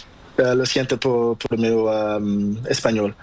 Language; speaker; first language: Spanish; non-native, learner; Portuguese